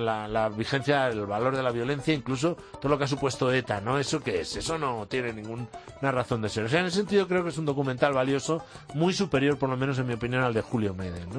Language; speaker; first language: Spanish; native; Spanish